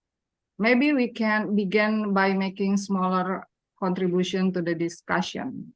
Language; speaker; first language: English; non-native, learner; Indonesian